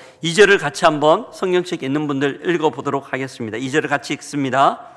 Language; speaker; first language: Korean; native; Korean